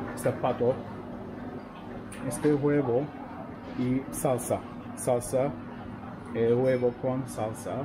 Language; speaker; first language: Spanish; non-native, learner; Turkish